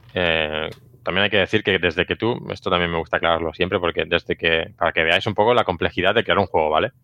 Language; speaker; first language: Spanish; native; Spanish